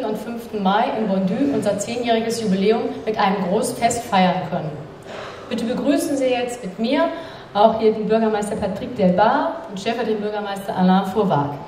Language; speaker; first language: German; native; German